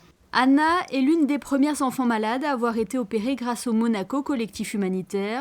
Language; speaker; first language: French; native; French